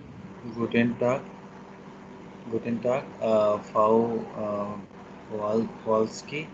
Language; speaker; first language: German; non-native, learner; Hindi